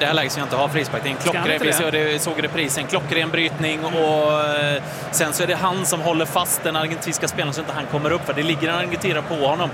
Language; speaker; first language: Swedish; native; Swedish